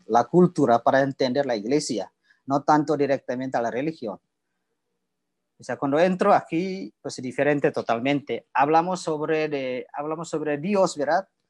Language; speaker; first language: Spanish; non-native, learner; Indonesian